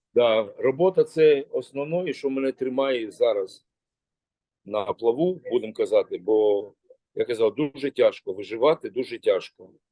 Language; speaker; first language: Ukrainian; native; Ukrainian